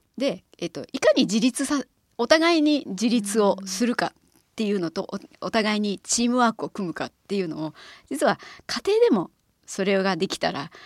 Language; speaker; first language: Japanese; native; Japanese